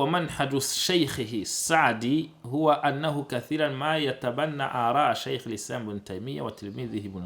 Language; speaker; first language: Arabic; non-native, fluent; Kinyarwanda